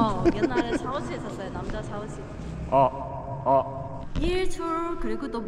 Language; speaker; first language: Korean; non-native, learner; Persian